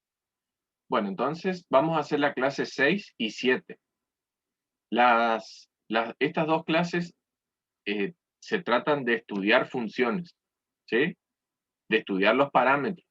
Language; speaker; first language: Spanish; native; Spanish